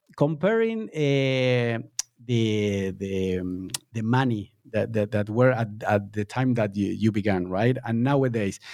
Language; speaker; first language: English; non-native, fluent; Spanish